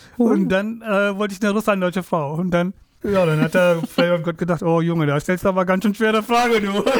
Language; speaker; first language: German; non-native, fluent; Tamil